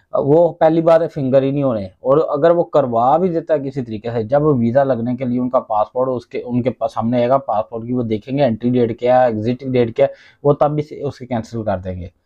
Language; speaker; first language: Urdu; non-native, local second language; Punjabi